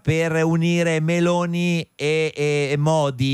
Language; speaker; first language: Italian; native; Italian